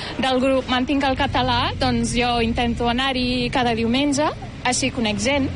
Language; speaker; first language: Catalan; non-native, fluent; Turkish